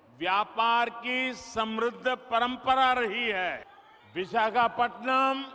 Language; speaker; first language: Hindi; non-native, local second language; Gujarati